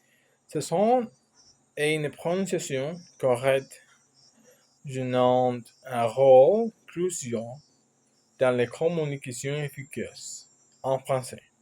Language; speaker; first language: French; non-native, learner; Spanish